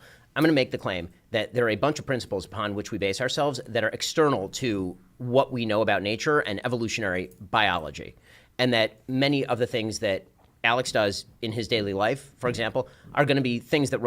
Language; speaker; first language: English; native; English